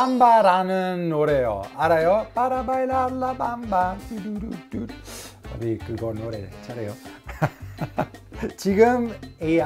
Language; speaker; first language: Korean; non-native, learner; Italian